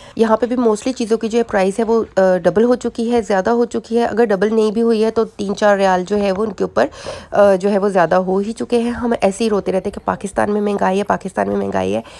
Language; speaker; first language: Urdu; native; Urdu